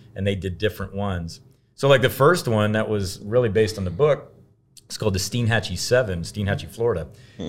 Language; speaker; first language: English; native; English